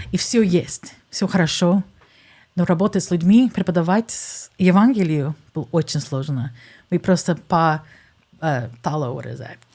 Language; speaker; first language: Russian; non-native, fluent; English